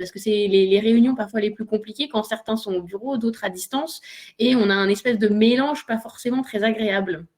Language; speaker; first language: French; native; French